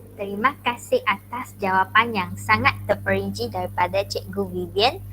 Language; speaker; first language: Malay; non-native, local second language; Chinese